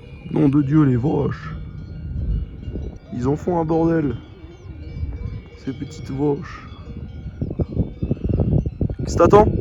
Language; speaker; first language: French; native; French